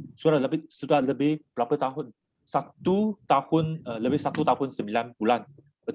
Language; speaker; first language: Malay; non-native, local second language; Chinese